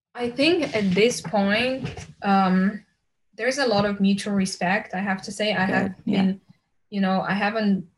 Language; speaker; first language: English; early bilingual, other home language; Slovenian